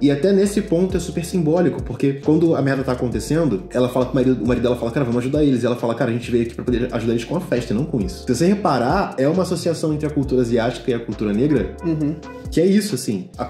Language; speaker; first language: Portuguese; native; Portuguese